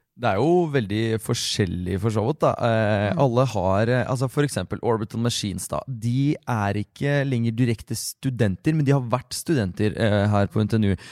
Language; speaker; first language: Norwegian; early bilingual, other home language; Russian